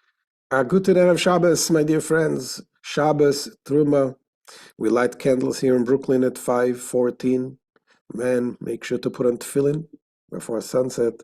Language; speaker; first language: English; non-native, fluent; Hebrew